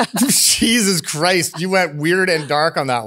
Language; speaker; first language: English; native; English